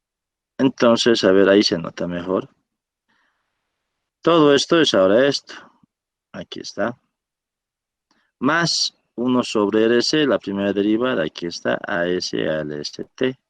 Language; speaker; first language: Spanish; native; Spanish